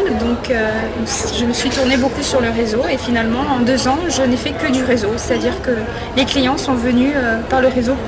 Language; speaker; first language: French; native; French